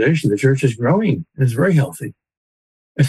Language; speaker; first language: English; native; English